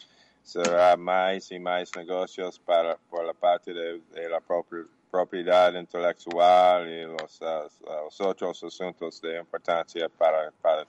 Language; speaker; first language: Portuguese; non-native, learner; English